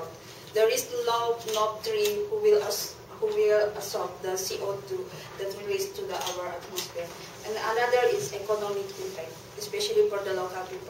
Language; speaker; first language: English; non-native, learner; Indonesian